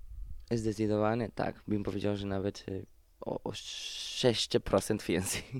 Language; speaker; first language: Polish; non-native, fluent; Spanish